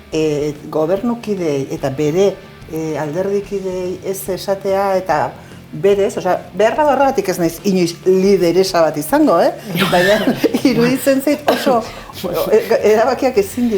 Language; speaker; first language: Basque; native; Basque